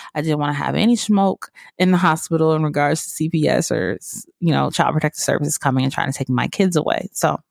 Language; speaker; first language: English; native; English